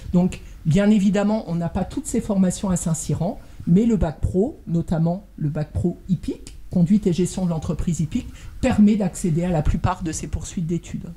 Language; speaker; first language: French; native; French